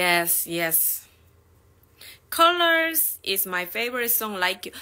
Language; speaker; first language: English; non-native, learner; Korean